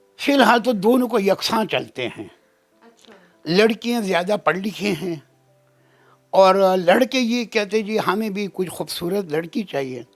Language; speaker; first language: Urdu; non-native, local second language; Pashto